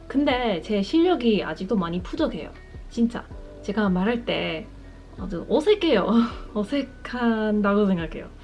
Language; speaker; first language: Korean; non-native, fluent; English